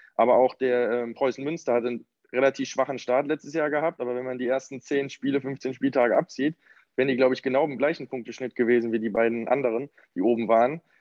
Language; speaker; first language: German; native; German